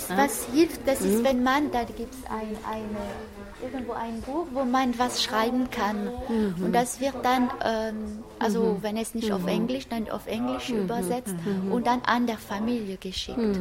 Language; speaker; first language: German; non-native, fluent; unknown